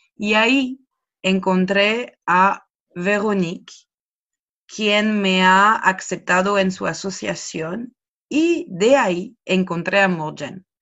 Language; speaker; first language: Spanish; non-native, fluent; French